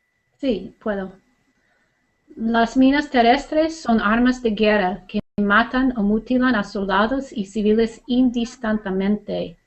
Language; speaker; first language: Spanish; non-native, learner; English